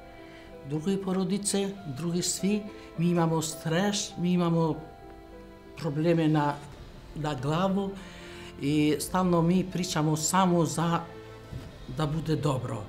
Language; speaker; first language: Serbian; non-native, local second language; Albanian